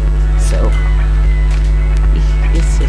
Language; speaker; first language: German; non-native, learner; English